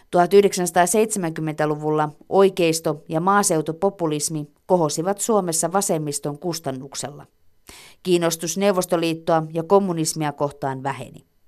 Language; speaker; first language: Finnish; native; Finnish